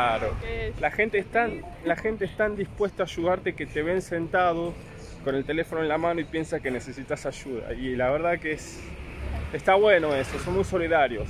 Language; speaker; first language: Spanish; native; Spanish